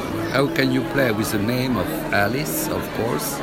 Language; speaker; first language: English; non-native, learner; French